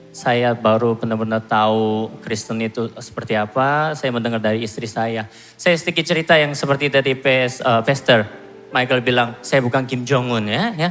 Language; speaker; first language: Indonesian; non-native, fluent; Korean